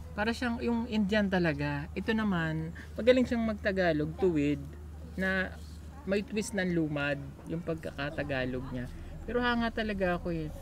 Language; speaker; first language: Filipino; native; Filipino